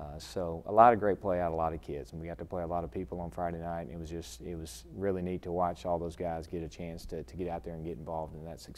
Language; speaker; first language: English; native; English